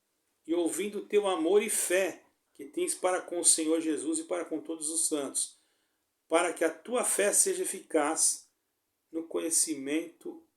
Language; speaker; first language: Portuguese; native; Portuguese